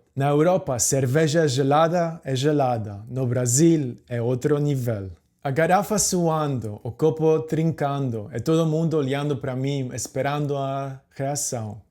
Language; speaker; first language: Portuguese; non-native, fluent; Polish